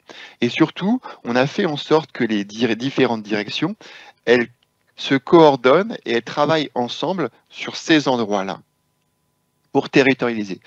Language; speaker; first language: French; native; French